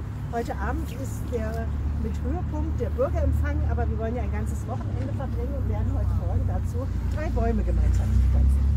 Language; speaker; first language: German; native; German